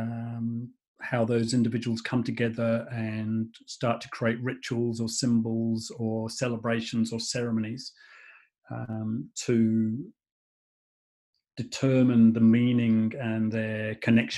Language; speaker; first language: English; native; English